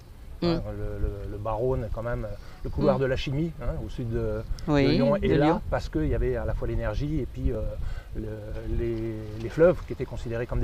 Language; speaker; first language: French; native; French